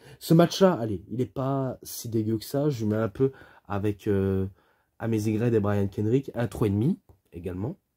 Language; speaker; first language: French; native; French